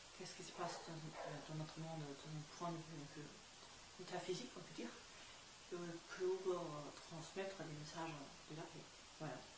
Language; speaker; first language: French; non-native, fluent; German